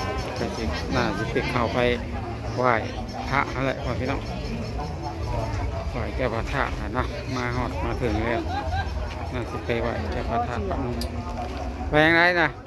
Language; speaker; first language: Thai; non-native, local second language; Lao